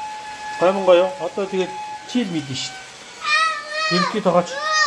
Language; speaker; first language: Mongolian; native; Mongolian